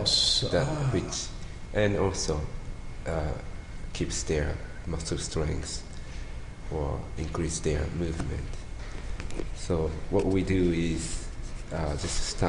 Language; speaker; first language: English; non-native, fluent; Japanese